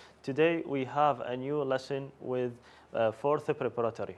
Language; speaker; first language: English; non-native, fluent; Arabic